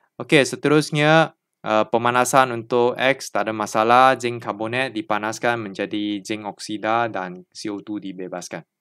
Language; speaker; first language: Malay; non-native, local second language; Chinese